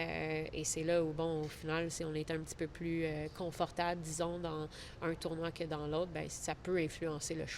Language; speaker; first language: French; native; French